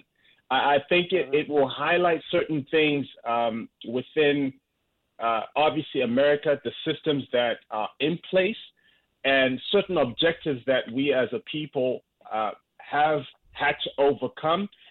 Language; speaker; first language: English; non-native, local second language; Shona